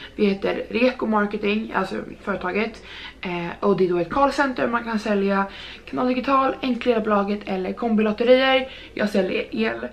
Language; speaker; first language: Swedish; native; Swedish